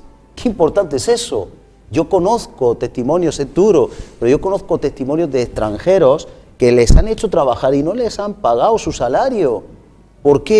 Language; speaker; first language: Spanish; native; Spanish